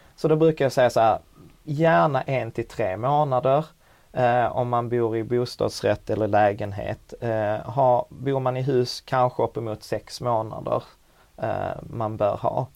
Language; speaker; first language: Swedish; early bilingual, other home language; Czech